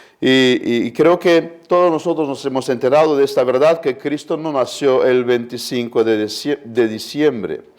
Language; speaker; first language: Spanish; non-native, fluent; Romanian